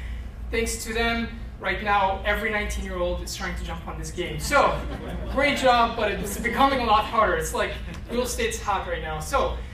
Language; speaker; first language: English; native; English